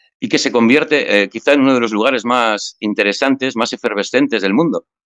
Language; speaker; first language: Spanish; native; Spanish